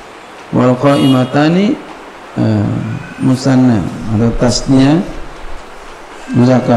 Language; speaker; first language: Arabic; non-native, fluent; Indonesian